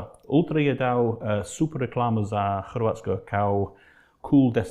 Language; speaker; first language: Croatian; non-native, fluent; English